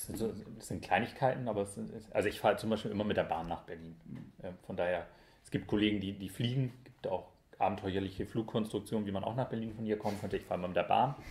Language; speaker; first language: German; native; German